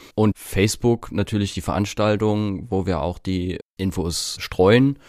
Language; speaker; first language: German; native; German